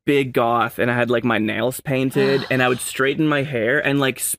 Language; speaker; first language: English; non-native, local second language; Filipino